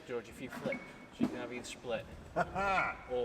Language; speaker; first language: English; native; English